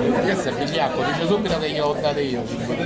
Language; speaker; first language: Italian; native; Italian